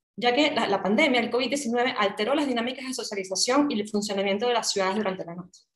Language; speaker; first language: Spanish; native; Spanish